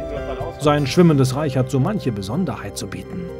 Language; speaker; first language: German; native; German